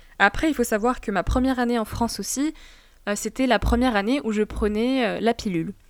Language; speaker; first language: French; non-native, local second language; Arabic